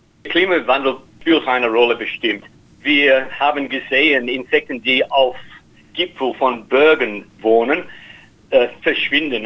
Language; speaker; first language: German; non-native, learner; English